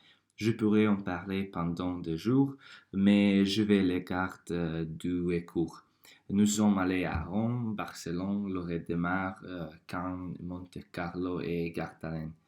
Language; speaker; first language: French; non-native, learner; Croatian